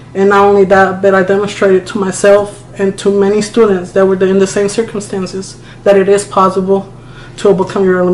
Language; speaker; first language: English; non-native, fluent; Spanish